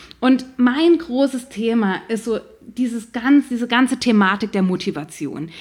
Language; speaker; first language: German; native; German